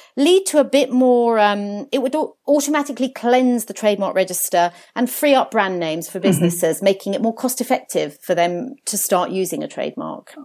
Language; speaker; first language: English; early bilingual, other home language; Italian